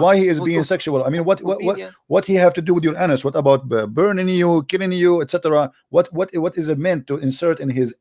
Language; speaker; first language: English; non-native, fluent; Arabic